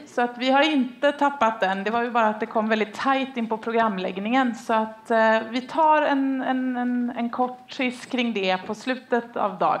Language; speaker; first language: Swedish; native; Swedish